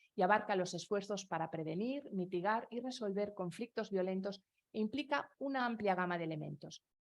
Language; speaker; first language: Spanish; non-native, local second language; Galician